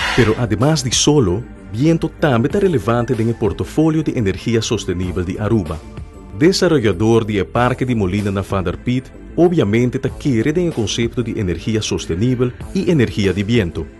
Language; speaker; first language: Spanish; non-native, local second language; Papiamento